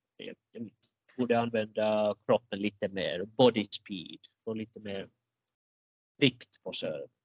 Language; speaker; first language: Swedish; non-native, local second language; Finnish